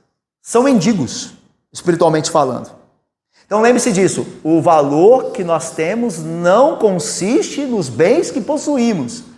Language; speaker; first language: Portuguese; native; Portuguese